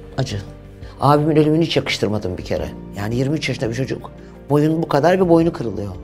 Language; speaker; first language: Turkish; native; Turkish